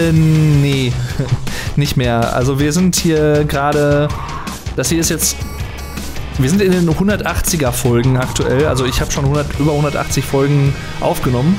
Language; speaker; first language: German; native; German